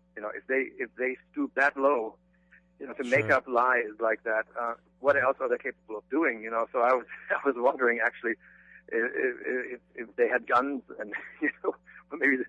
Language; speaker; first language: English; non-native, fluent; German